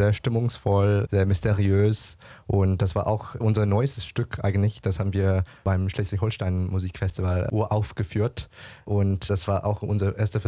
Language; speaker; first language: German; non-native, fluent; English